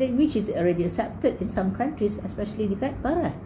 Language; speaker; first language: English; non-native, local second language; Malay